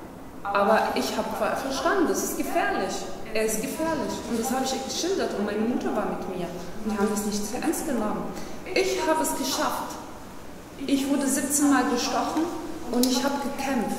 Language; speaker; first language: German; non-native, fluent; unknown